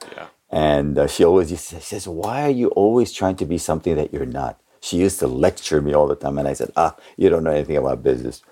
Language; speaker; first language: English; early bilingual, other home language; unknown